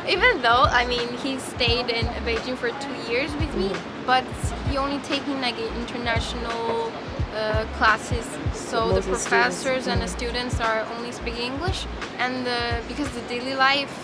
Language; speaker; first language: English; non-native, fluent; Chinese